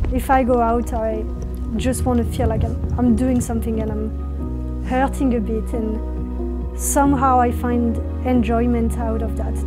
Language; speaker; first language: English; non-native, fluent; French